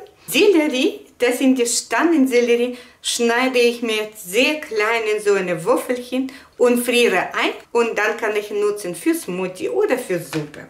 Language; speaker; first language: German; non-native, fluent; Russian